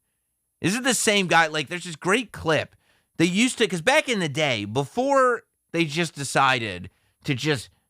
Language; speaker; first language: English; native; English